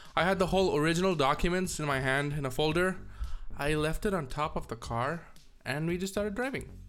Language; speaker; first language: English; non-native, local second language; Tamil